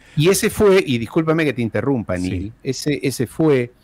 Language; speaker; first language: Spanish; early bilingual, heritage; Spanish